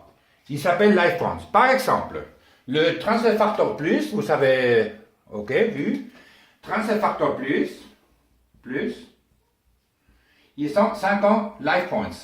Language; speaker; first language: French; non-native, learner; Spanish